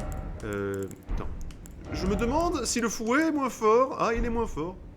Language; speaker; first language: French; native; French